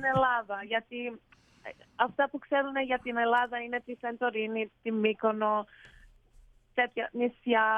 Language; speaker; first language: Greek; early bilingual, heritage; Greek